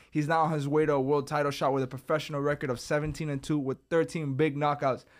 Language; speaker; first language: English; early bilingual, other home language; Spanish